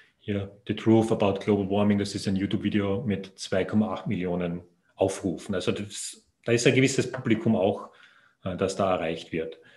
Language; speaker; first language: German; native; German